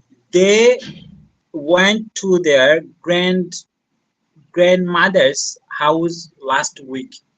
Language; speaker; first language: English; non-native, local second language; Bangla